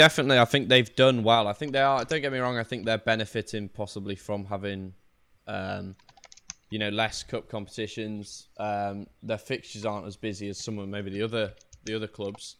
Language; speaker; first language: English; native; English